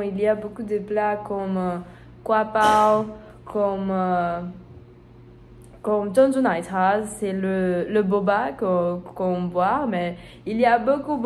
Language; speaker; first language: French; non-native, learner; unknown